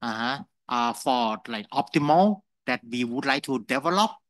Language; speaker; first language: English; non-native, fluent; Thai